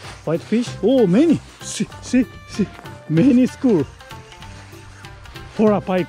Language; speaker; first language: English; non-native, learner; Japanese